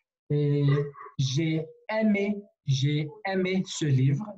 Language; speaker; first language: French; non-native, fluent; Kurdish